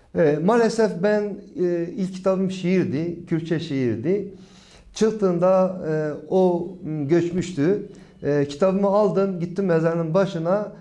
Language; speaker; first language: Turkish; non-native, local second language; Kurdish